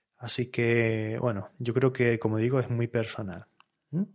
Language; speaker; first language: Spanish; native; Spanish